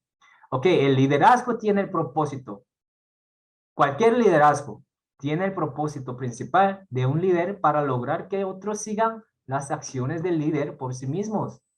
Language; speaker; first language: Spanish; non-native, fluent; Korean